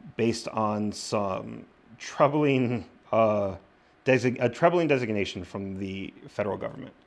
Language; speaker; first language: English; early bilingual, other home language; Spanish